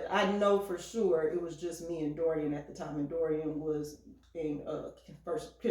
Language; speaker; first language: English; native; English